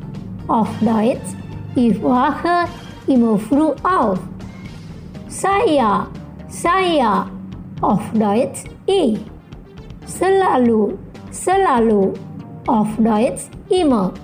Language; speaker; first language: German; non-native, learner; Indonesian